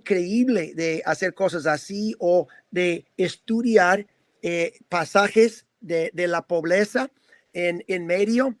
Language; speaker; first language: Spanish; non-native, fluent; English